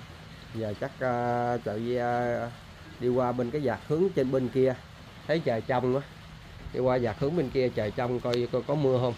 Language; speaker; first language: Vietnamese; native; Vietnamese